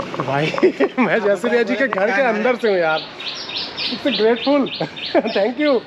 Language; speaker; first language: Hindi; native; Hindi